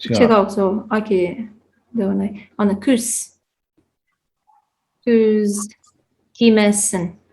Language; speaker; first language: Japanese; non-native, fluent; Tatar